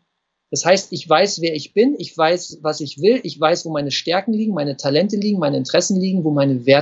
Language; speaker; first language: German; native; German